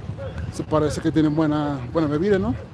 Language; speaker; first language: Spanish; non-native, fluent; English